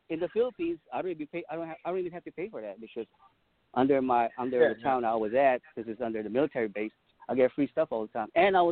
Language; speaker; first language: English; non-native, local second language; Pampanga